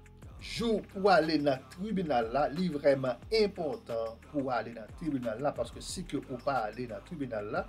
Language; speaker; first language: French; non-native, learner; Haitian Creole